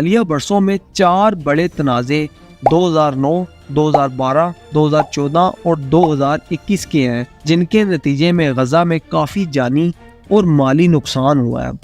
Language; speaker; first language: Urdu; native; Urdu